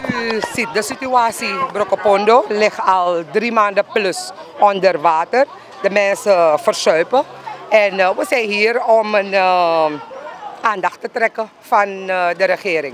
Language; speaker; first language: Dutch; non-native, local second language; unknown